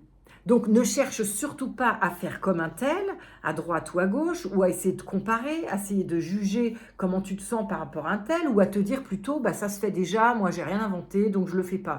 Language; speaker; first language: French; native; French